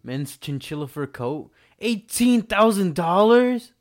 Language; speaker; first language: English; early bilingual, other home language; Spanish